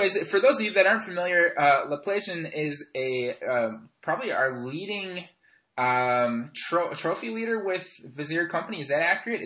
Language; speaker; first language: English; native; English